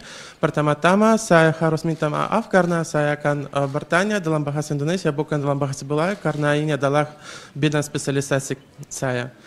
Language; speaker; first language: Indonesian; non-native, fluent; Russian